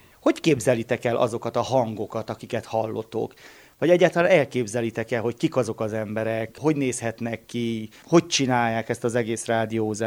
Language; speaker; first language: Hungarian; native; Hungarian